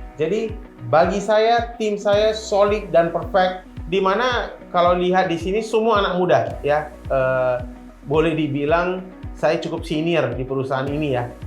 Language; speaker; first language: Indonesian; non-native, fluent; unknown